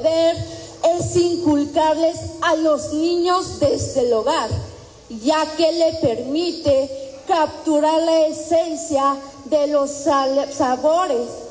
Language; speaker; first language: Spanish; non-native, local second language; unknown